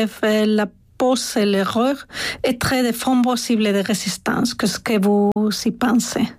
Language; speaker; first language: French; non-native, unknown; Spanish